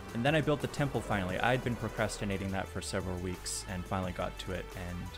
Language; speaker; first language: English; native; English